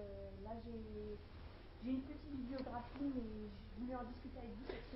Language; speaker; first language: French; non-native, learner; Chinese